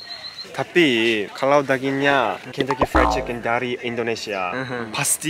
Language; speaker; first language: Indonesian; non-native, learner; Japanese